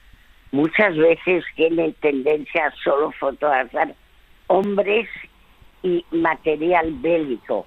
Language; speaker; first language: Spanish; early bilingual, other home language; French